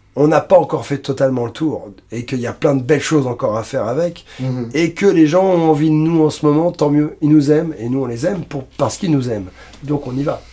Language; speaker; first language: French; native; French